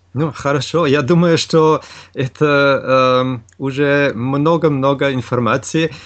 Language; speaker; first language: Russian; non-native, learner; German